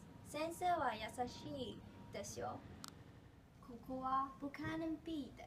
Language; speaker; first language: Japanese; non-native, learner; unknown